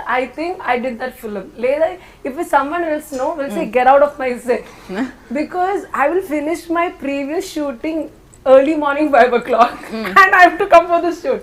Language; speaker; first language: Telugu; non-native, learner; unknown